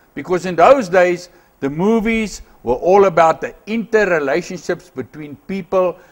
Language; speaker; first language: English; non-native, local second language; Afrikaans